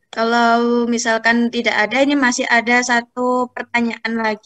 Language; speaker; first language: Indonesian; native; Indonesian